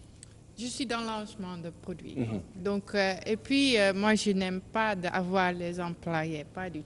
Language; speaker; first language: French; non-native, learner; Dutch